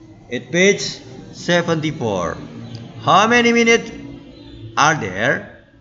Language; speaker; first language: English; non-native, learner; Indonesian